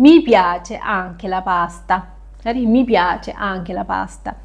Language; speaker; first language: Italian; non-native, fluent; Sinhala